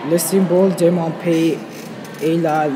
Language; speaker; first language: French; non-native, learner; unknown